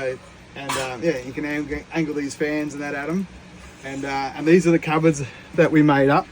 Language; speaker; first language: English; native; English